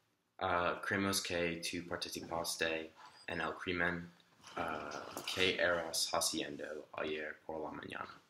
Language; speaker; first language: Spanish; non-native, learner; English